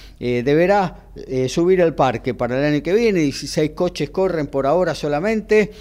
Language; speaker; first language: Spanish; native; Spanish